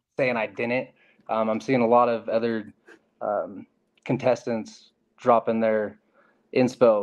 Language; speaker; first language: English; native; English